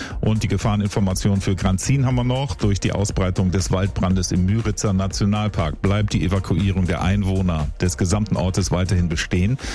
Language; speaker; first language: German; native; German